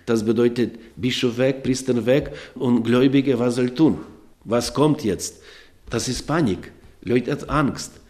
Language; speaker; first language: German; non-native, learner; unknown